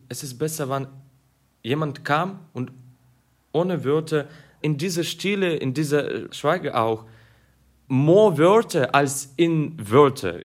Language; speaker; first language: German; non-native, learner; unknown